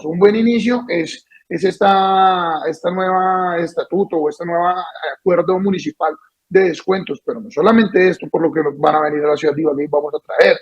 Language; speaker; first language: Spanish; native; Spanish